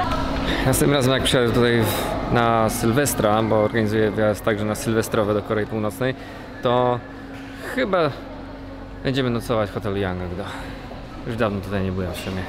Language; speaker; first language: Polish; native; Polish